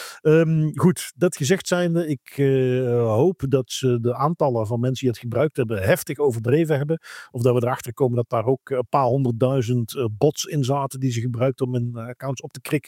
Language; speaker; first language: Dutch; native; Dutch